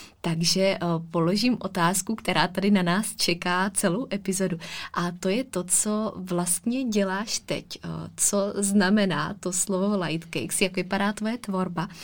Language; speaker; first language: Czech; native; Czech